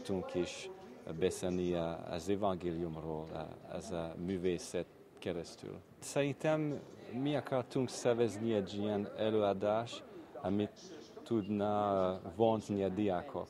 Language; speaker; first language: Hungarian; non-native, fluent; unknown